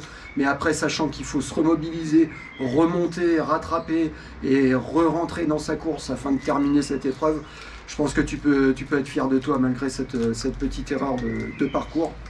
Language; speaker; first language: French; native; French